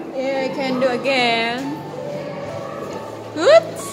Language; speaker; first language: English; non-native, learner; Indonesian